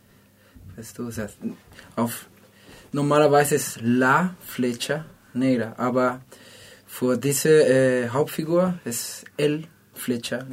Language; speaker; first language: German; non-native, learner; Spanish